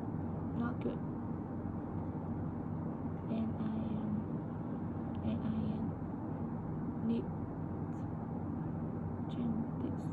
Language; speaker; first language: English; non-native, learner; Vietnamese